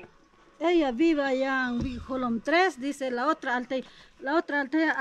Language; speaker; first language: Spanish; non-native, local second language; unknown